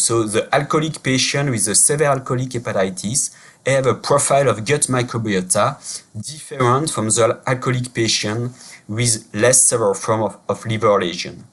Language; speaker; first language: English; non-native, fluent; French